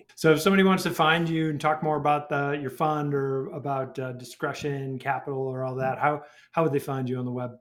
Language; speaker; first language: English; early bilingual, other home language; Norwegian